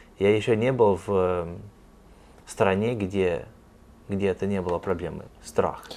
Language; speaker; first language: Russian; non-native, fluent; English